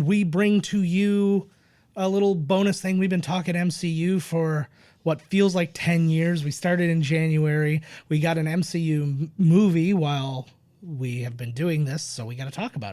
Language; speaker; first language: English; native; English